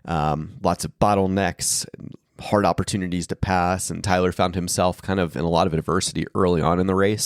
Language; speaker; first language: English; native; English